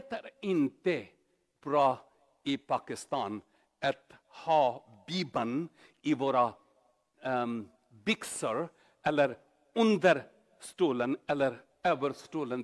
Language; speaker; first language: Swedish; non-native, learner; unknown